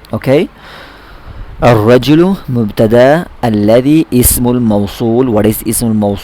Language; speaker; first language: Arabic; non-native, fluent; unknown